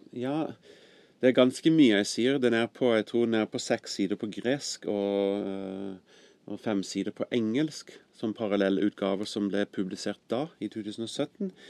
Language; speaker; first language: Norwegian; non-native, fluent; English